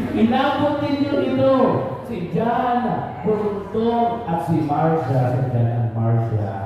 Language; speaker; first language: Filipino; non-native, local second language; Cebuano